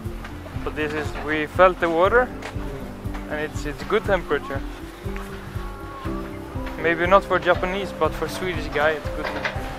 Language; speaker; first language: English; non-native, fluent; Swedish